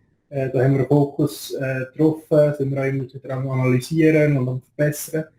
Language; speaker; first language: German; native; German